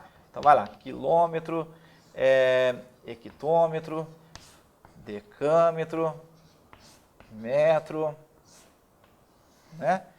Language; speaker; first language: Portuguese; native; Portuguese